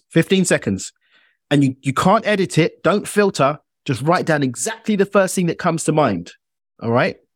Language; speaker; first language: English; native; English